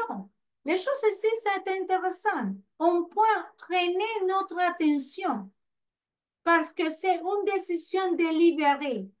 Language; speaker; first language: French; non-native, fluent; Spanish